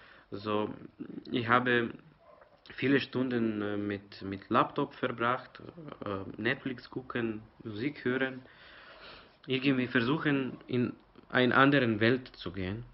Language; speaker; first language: German; non-native, learner; Serbian